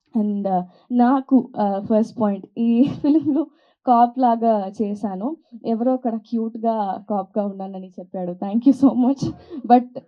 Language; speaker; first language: Telugu; non-native, learner; Tamil